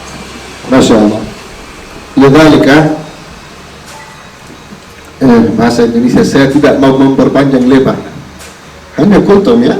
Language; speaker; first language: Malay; non-native, learner; Arabic